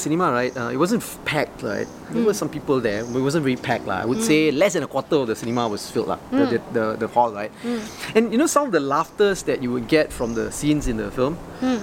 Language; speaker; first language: English; non-native, local second language; Malay